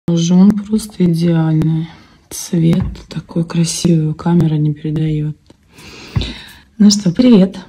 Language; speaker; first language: Russian; native; Russian